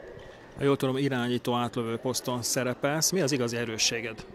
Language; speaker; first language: Hungarian; native; Hungarian